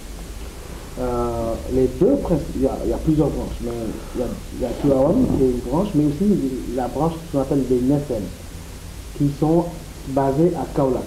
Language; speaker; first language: French; non-native, local second language; Wolof